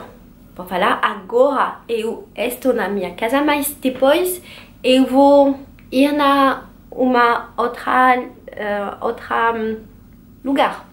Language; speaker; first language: Portuguese; non-native, learner; French